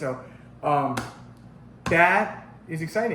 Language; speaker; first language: English; native; English